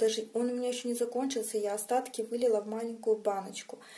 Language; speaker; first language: Russian; native; Russian